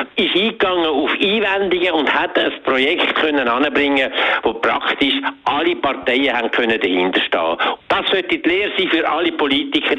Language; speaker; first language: German; native; German